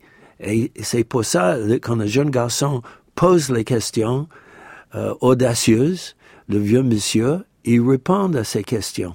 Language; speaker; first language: French; non-native, fluent; English